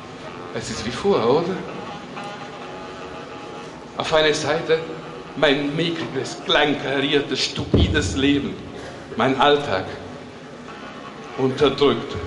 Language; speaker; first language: German; non-native, fluent; Italian